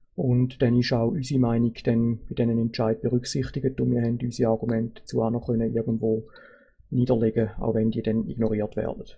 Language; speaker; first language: German; native; German